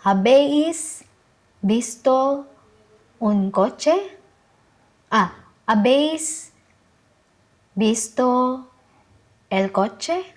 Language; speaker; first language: Spanish; non-native, learner; Filipino